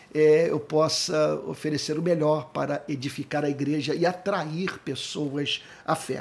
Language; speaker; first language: Portuguese; native; Portuguese